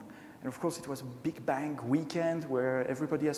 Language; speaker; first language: English; non-native, fluent; French